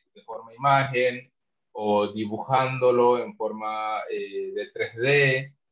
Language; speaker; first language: Spanish; non-native, local second language; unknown